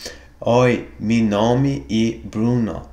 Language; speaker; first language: Portuguese; non-native, learner; English